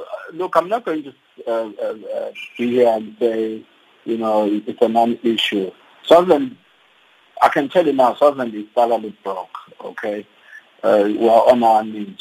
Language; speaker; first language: English; non-native, local second language; Swati